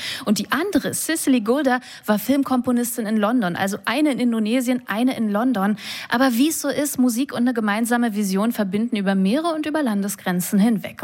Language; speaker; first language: German; native; German